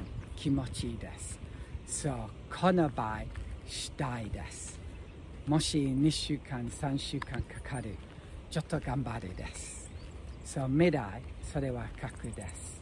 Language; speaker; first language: Japanese; non-native, learner; English